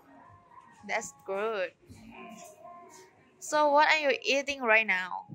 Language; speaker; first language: English; non-native, learner; Thai